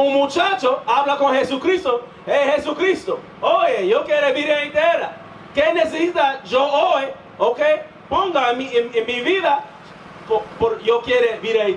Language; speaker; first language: Spanish; non-native, learner; English